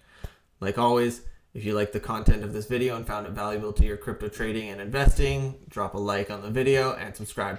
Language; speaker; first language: English; native; English